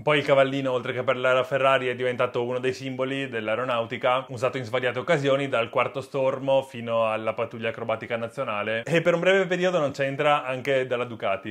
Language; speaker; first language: Italian; native; Italian